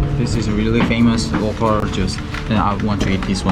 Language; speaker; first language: English; non-native, learner; Korean